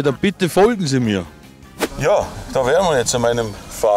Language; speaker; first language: German; native; German